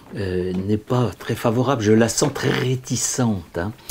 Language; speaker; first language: French; native; French